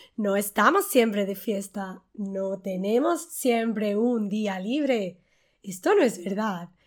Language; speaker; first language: Spanish; native; Spanish